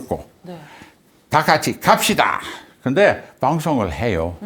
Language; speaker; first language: Korean; non-native, fluent; English